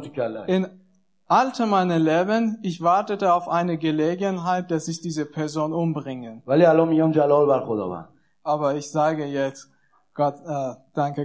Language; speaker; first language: German; non-native, learner; Persian